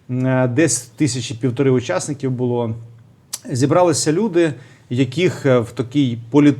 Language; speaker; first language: Ukrainian; native; Ukrainian